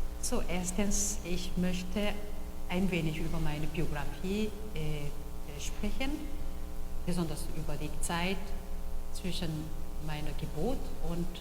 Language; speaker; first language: German; non-native, fluent; Korean